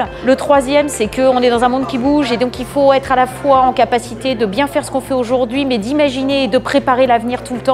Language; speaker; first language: French; native; French